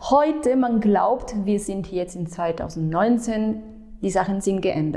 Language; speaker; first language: German; non-native, fluent; Italian